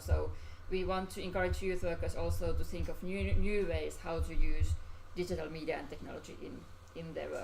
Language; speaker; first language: English; non-native, fluent; Finnish